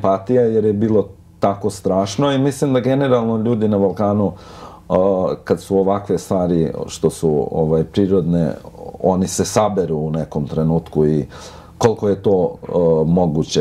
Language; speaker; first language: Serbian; non-native, local second language; Albanian